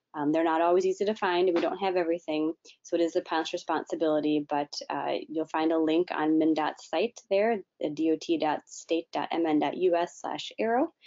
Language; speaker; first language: English; native; English